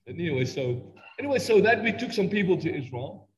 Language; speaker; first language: English; non-native, local second language; Afrikaans